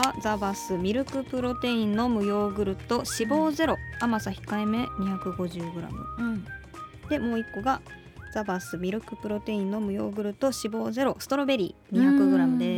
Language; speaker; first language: Japanese; native; Japanese